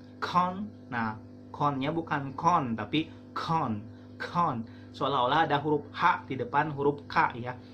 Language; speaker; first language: Indonesian; native; Indonesian